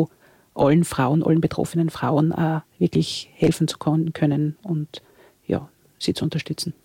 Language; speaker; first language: German; native; German